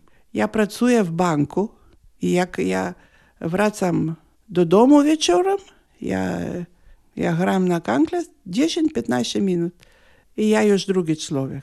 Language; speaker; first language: Polish; non-native, learner; Lithuanian